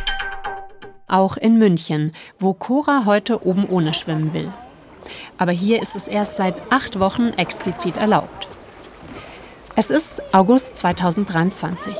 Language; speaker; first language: German; native; German